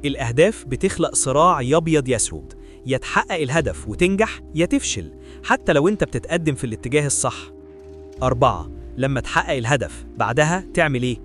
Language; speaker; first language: Arabic; native; Arabic